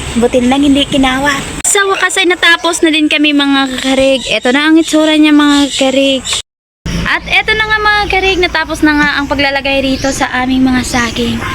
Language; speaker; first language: Filipino; non-native, local second language; Cebuano